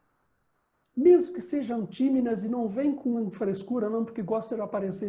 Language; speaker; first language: Portuguese; native; Portuguese